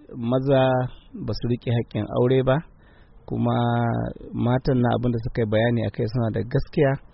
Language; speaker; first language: Hausa; non-native, local second language; Fula